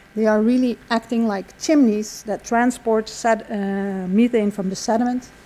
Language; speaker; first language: English; non-native, fluent; Dutch